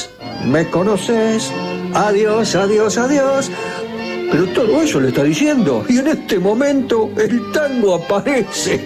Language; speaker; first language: Spanish; native; Spanish